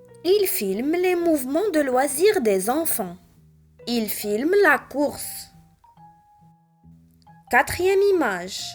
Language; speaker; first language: French; non-native, local second language; Arabic